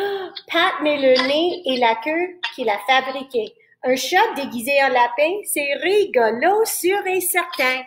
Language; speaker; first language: French; non-native, fluent; English